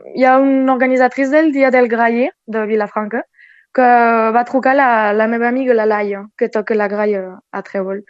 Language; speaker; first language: Catalan; non-native, local second language; French